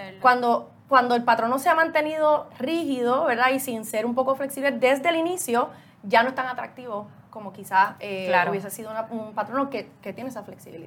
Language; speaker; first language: Spanish; native; Spanish